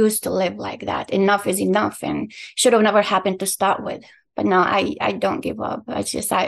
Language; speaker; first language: English; non-native, fluent; Arabic